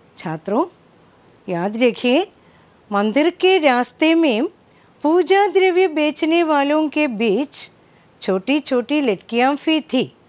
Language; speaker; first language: Hindi; non-native, local second language; Malayalam